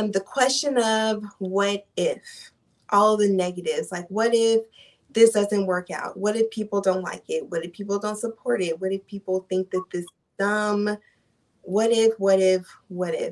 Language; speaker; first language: English; native; English